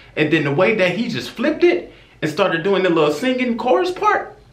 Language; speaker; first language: English; native; English